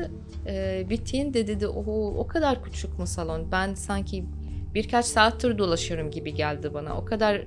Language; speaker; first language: Turkish; non-native, fluent; Arabic